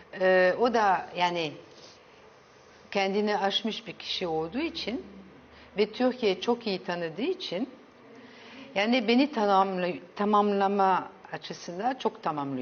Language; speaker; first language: Turkish; early bilingual, heritage; Turkish